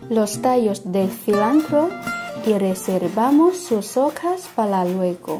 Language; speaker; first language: Spanish; non-native, fluent; Thai